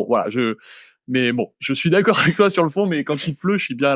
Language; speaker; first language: French; native; French